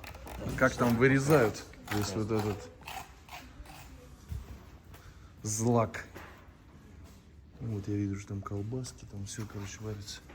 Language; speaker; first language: Russian; native; Russian